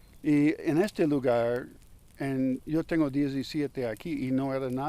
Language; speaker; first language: Spanish; non-native, learner; English